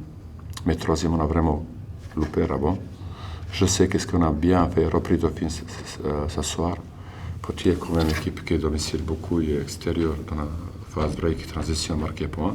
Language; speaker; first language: French; non-native, learner; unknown